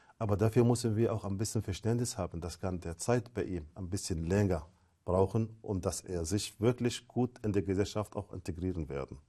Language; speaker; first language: German; non-native, fluent; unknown